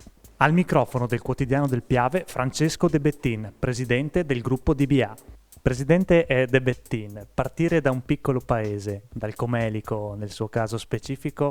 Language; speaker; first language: Italian; native; Italian